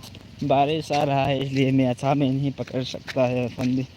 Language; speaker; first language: Hindi; non-native, local second language; Thado Chin